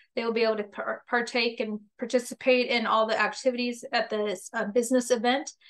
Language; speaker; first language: English; native; English